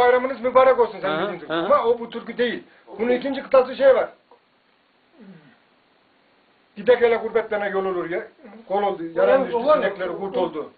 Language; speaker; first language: Turkish; native; Turkish